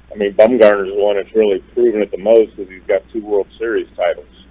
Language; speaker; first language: English; native; English